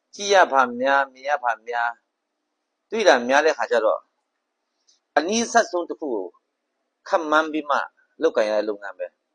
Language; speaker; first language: Burmese; non-native, local second language; Kachin